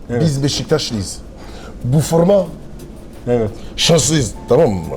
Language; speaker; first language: Turkish; non-native, learner; French